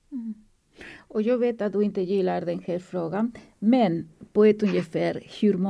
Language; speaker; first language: Swedish; non-native, fluent; Spanish